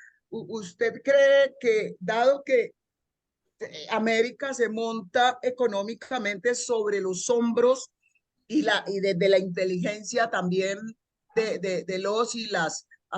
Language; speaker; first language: Spanish; native; Spanish